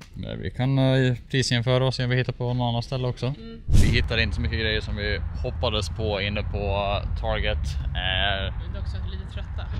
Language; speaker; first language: Swedish; native; Swedish